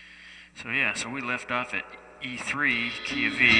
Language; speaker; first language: English; native; English